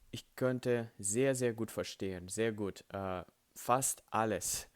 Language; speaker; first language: German; non-native, learner; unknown